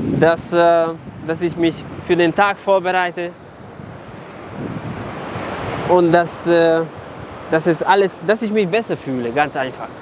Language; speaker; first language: German; non-native, fluent; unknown